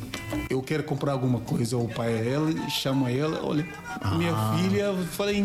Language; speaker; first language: Portuguese; non-native, learner; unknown